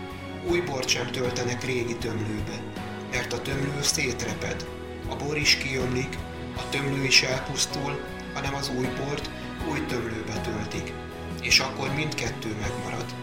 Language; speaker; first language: Hungarian; native; Hungarian